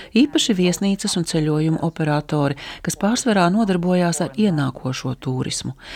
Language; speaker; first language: Latvian; native; Latvian